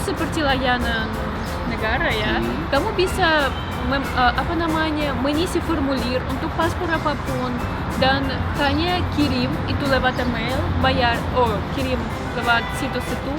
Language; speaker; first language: Indonesian; non-native, fluent; Russian